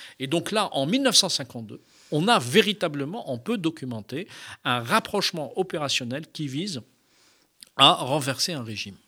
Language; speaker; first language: French; non-native, local second language; Arabic